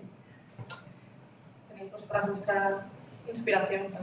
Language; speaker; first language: Spanish; native; Spanish